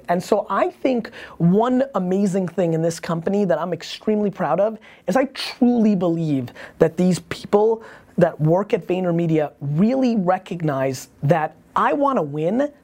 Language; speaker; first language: English; early bilingual, other home language; Russian